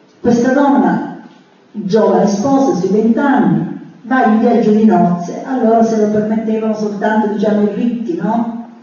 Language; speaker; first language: Italian; native; Italian